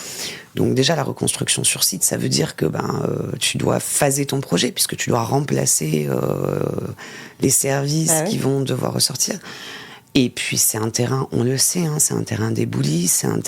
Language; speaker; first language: French; native; French